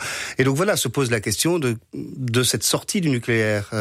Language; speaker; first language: French; native; French